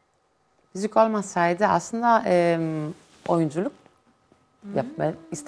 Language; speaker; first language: Turkish; non-native, fluent; Greek